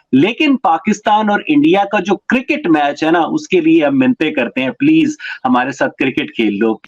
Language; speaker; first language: Urdu; non-native, local second language; Punjabi